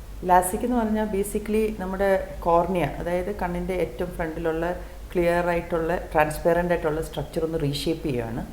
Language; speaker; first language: Malayalam; native; Malayalam